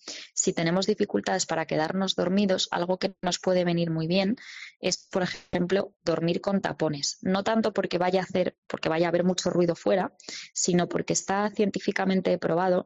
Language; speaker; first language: Spanish; native; Spanish